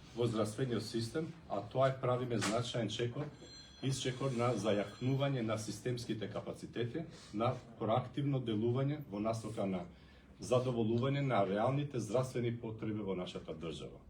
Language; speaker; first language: Macedonian; non-native, local second language; Albanian